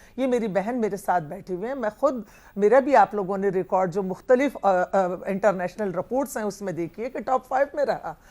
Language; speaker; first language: Urdu; non-native, local second language; Pashto